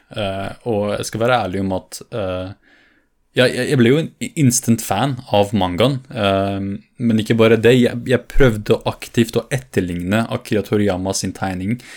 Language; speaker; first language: Norwegian; early bilingual, other home language; Kurdish